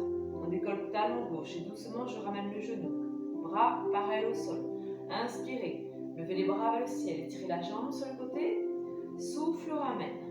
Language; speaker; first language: French; native; French